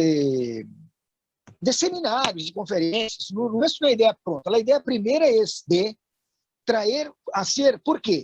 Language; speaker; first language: Spanish; non-native, fluent; Portuguese